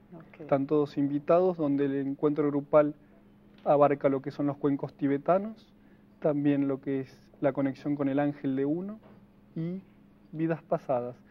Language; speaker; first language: Spanish; native; Spanish